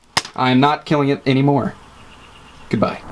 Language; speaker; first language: English; native; English